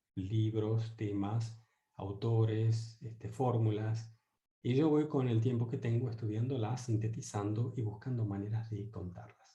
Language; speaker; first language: Spanish; native; Spanish